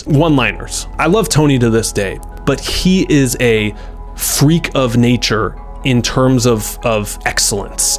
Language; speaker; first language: English; native; English